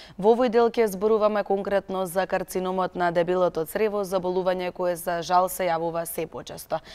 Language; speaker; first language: Macedonian; native; Macedonian